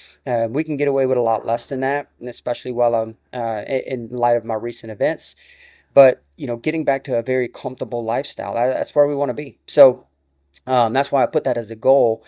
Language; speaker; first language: English; native; English